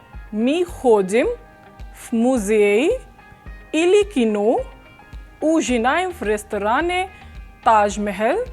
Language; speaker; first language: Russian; non-native, fluent; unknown